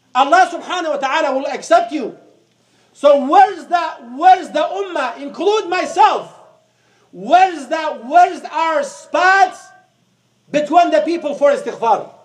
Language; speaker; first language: English; non-native, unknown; Arabic